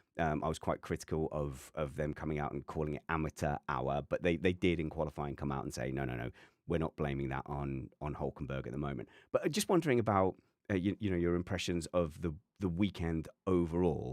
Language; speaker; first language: English; native; English